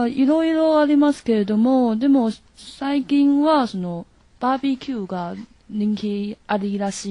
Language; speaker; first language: Japanese; non-native, learner; Chinese